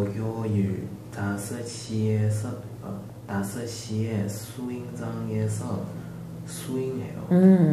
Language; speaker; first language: Korean; non-native, learner; Chinese